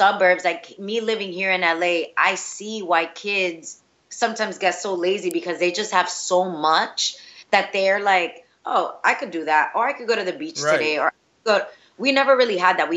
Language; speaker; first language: English; early bilingual, other home language; Spanish